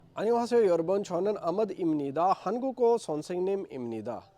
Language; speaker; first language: Korean; non-native, learner; Urdu